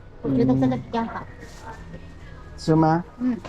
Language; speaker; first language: Chinese; non-native, learner; Iloko